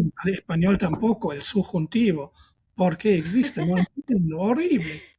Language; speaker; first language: Spanish; non-native, fluent; German